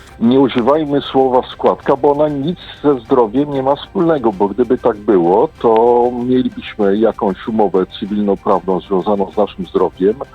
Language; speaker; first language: Polish; native; Polish